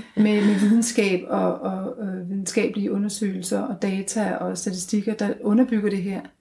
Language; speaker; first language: Danish; native; Danish